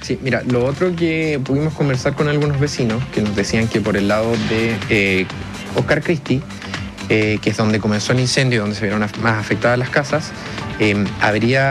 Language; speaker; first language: Spanish; native; Spanish